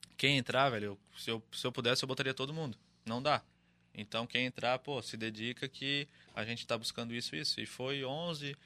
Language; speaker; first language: Portuguese; native; Portuguese